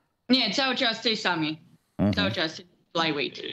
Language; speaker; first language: Polish; early bilingual, heritage; Polish